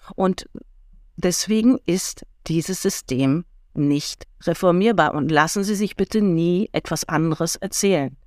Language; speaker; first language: German; early bilingual, heritage; German